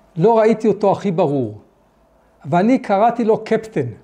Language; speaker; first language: Hebrew; early bilingual, other home language; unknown